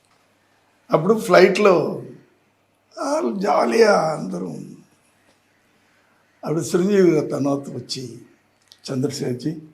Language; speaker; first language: Telugu; non-native, learner; Tamil